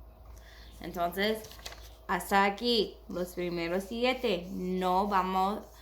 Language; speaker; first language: Spanish; non-native, learner; English